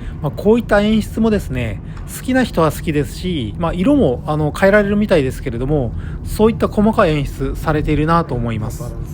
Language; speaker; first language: Japanese; native; Japanese